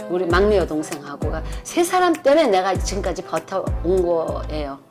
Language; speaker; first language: Korean; native; Korean